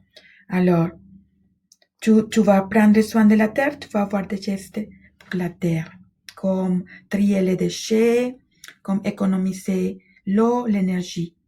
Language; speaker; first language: French; non-native, fluent; Spanish